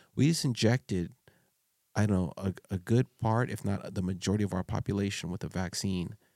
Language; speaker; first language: English; early bilingual, other home language; Filipino